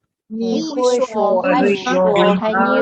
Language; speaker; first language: Chinese; non-native, learner; Malay